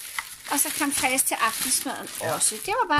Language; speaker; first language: Danish; native; Danish